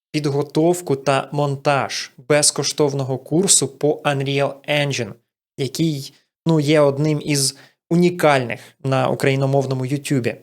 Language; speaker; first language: Ukrainian; non-native, local second language; Russian